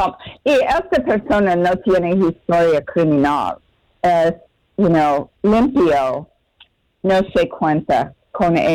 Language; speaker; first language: Spanish; non-native, fluent; English